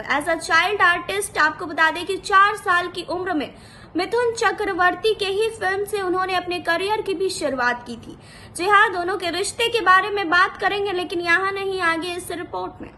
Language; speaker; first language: Hindi; native; Hindi